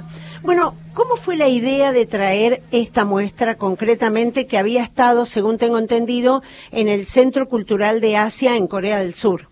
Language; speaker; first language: Spanish; native; Spanish